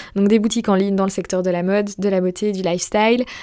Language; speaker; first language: French; native; French